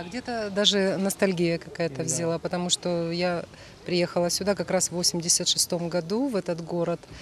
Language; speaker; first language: Russian; native; Russian